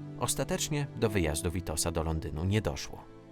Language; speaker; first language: Polish; native; Polish